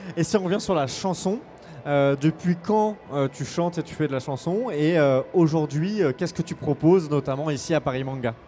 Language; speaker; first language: French; native; French